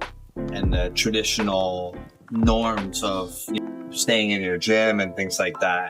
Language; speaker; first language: English; native; English